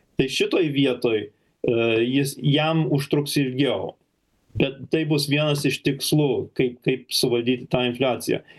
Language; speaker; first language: Lithuanian; early bilingual, heritage; Lithuanian